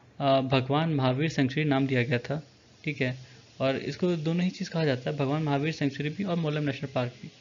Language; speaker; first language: Hindi; native; Hindi